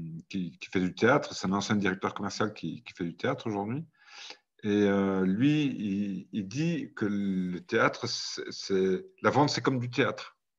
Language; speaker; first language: French; non-native, fluent; German